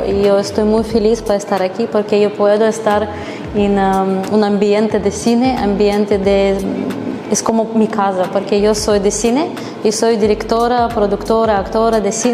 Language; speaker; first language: Spanish; non-native, fluent; Ukrainian